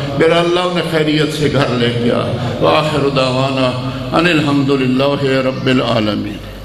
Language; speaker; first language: Urdu; non-native, local second language; Punjabi